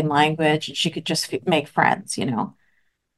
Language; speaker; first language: English; native; English